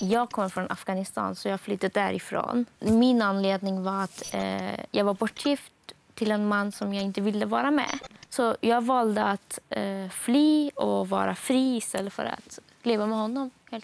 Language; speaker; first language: Swedish; non-native, fluent; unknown